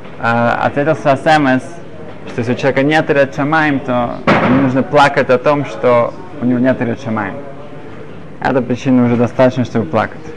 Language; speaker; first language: Russian; early bilingual, other home language; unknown